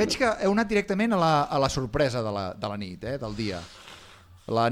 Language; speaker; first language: Catalan; native; Catalan